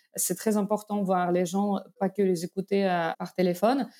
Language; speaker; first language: French; non-native, fluent; Russian